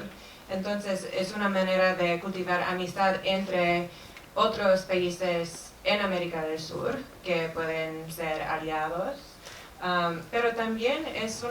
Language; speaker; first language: Spanish; non-native, fluent; English